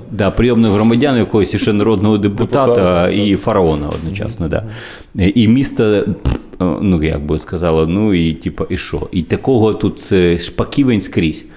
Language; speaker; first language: Ukrainian; native; Ukrainian